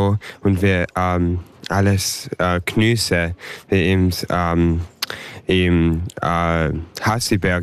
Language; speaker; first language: German; early bilingual, heritage; English